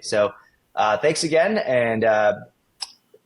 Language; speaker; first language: English; native; English